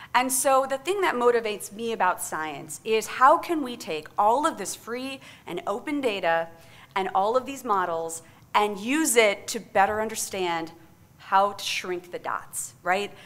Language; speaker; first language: English; native; English